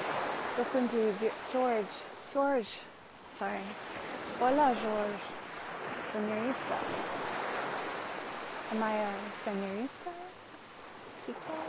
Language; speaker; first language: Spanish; non-native, learner; English